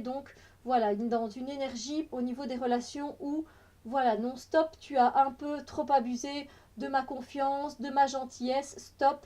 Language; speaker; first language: French; native; French